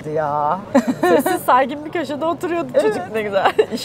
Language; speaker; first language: Turkish; native; Turkish